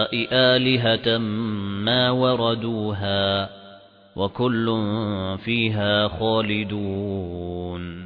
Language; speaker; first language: Arabic; native; Arabic